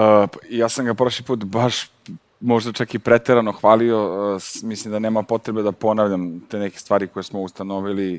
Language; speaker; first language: Serbian; native; Serbian